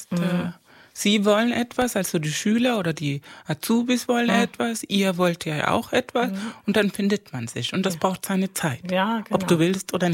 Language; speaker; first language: German; non-native, fluent; Spanish